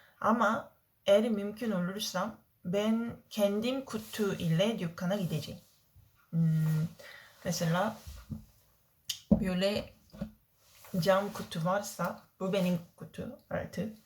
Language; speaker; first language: Turkish; non-native, learner; Korean